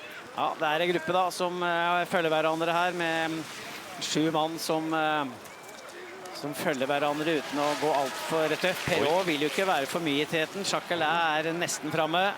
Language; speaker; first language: Norwegian; native; Norwegian